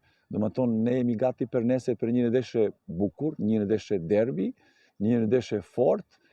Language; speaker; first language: Albanian; non-native, learner; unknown